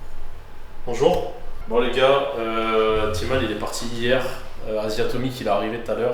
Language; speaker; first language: French; native; French